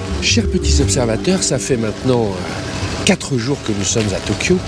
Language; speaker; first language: French; native; French